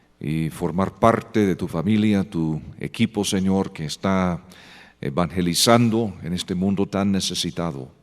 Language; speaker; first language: Spanish; non-native, fluent; English